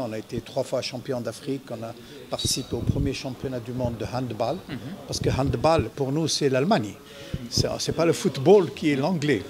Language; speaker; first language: French; non-native, local second language; Arabic